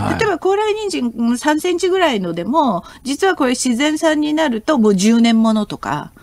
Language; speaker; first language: Japanese; non-native, fluent; Korean